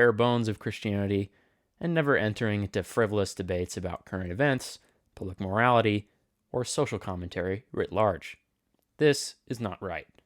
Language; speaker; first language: English; native; English